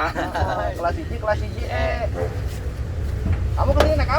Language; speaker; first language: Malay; non-native, local second language; Sundanese